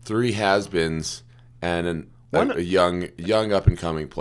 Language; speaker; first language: English; native; English